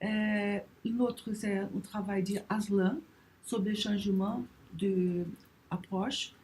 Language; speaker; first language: French; non-native, learner; Portuguese